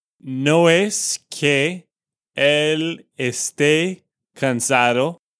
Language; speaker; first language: Spanish; non-native, fluent; English